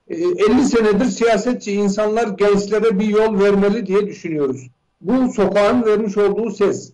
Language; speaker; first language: Turkish; native; Turkish